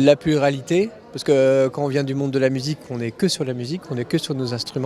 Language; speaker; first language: French; native; French